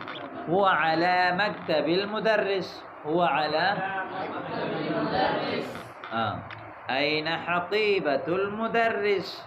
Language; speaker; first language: Arabic; non-native, fluent; Urdu